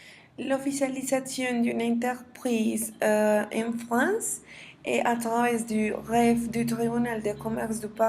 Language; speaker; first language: French; non-native, learner; Spanish